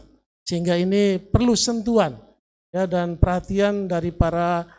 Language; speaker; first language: Indonesian; native; Indonesian